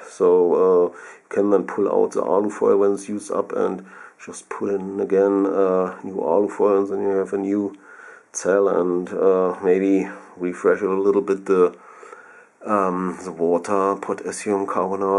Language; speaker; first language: English; non-native, fluent; German